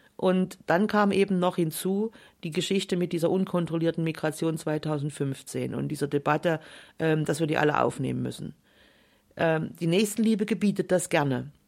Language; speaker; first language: German; native; German